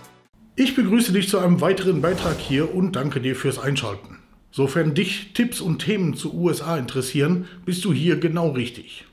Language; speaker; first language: German; native; German